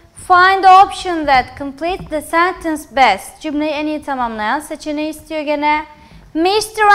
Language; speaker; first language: English; non-native, fluent; Turkish